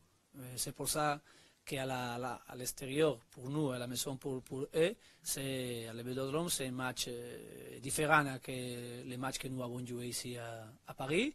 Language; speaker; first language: French; non-native, learner; Spanish